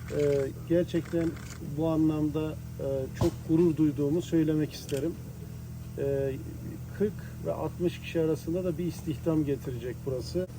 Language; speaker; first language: Turkish; native; Turkish